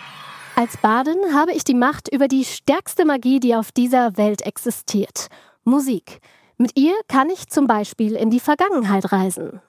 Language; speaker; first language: German; native; German